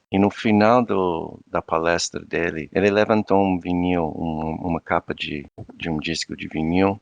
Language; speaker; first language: Portuguese; non-native, fluent; English